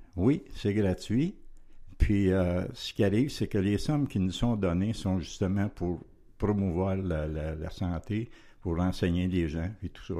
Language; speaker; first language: French; native; French